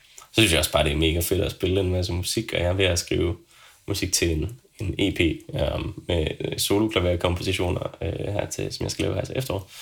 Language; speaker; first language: Danish; native; Danish